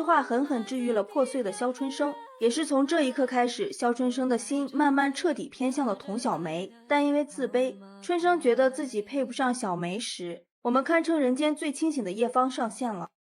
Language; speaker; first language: Chinese; native; Chinese